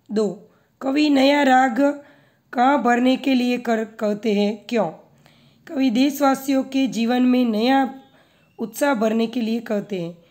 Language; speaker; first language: Hindi; non-native, local second language; Gujarati